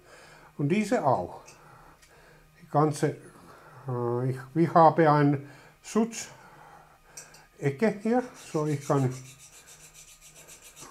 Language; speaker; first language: German; non-native, learner; Finnish